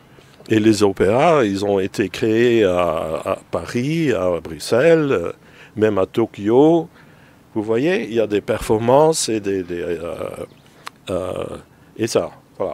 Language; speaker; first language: French; non-native, fluent; Dutch